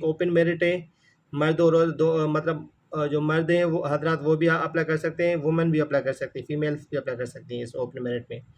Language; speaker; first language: Urdu; non-native, local second language; Sindhi